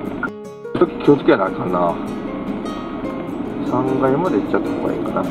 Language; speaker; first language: Japanese; native; Japanese